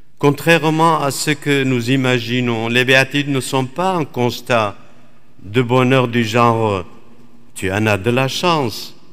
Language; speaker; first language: French; non-native, fluent; Assyrian Neo-Aramaic